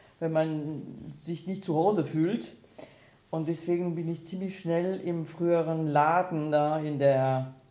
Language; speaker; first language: German; non-native, fluent; French